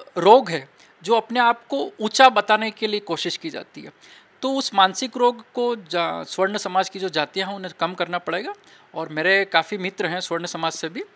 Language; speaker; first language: Hindi; native; Hindi